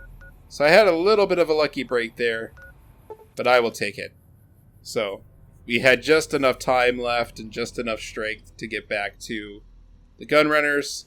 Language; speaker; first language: English; native; English